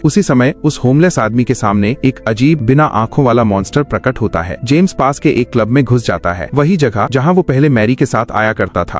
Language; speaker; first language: Hindi; native; Hindi